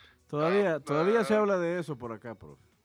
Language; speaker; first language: Spanish; native; Spanish